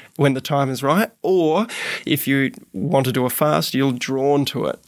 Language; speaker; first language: English; native; English